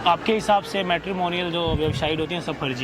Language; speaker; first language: Hindi; native; Hindi